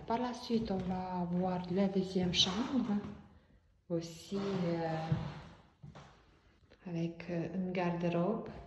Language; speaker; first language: French; non-native, fluent; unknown